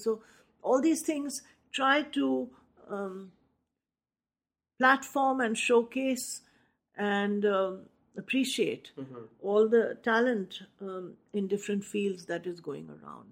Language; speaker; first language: English; non-native, local second language; Hindi